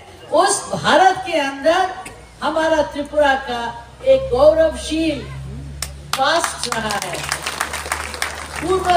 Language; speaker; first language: Hindi; non-native, local second language; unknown